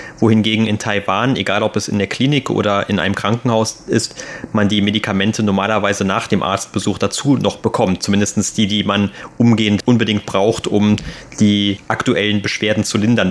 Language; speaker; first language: German; native; German